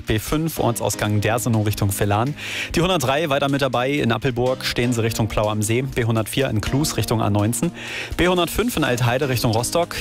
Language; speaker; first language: German; native; German